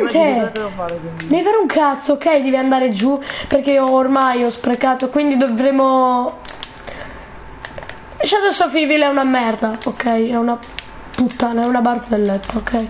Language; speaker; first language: Italian; native; Italian